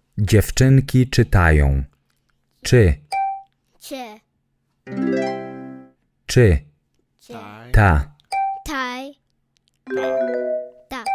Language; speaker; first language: Polish; non-native, learner; English